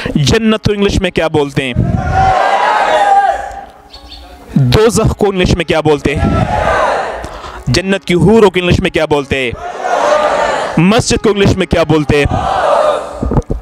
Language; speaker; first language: Urdu; non-native, local second language; Pashto